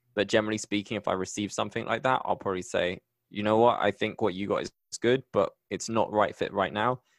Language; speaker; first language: English; native; English